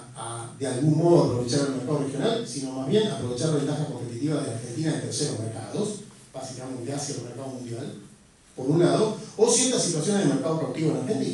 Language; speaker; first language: Spanish; native; Spanish